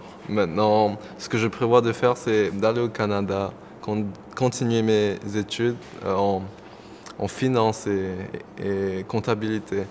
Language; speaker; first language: French; non-native, local second language; Morisyen